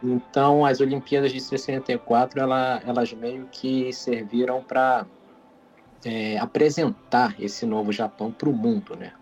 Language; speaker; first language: Portuguese; native; Portuguese